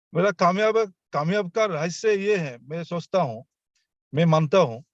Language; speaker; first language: Hindi; non-native, local second language; Assamese